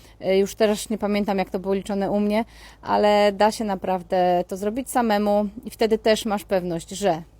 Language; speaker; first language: Polish; native; Polish